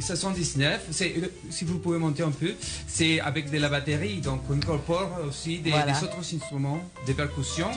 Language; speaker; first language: French; non-native, fluent; Spanish